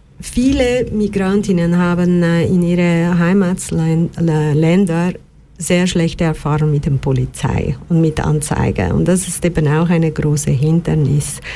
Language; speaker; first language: German; non-native, fluent; Portuguese